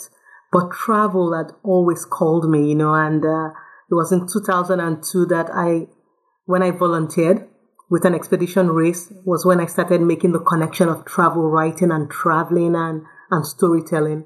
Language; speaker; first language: English; non-native, local second language; Yoruba